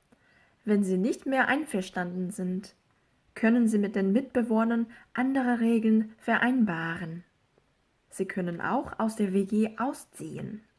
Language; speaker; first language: German; non-native, fluent; Korean